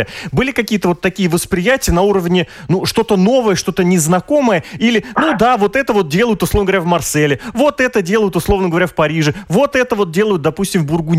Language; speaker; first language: Russian; native; Russian